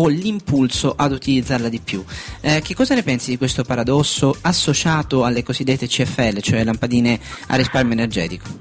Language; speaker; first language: Italian; native; Italian